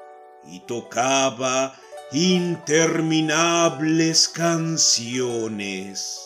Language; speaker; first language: Spanish; native; Spanish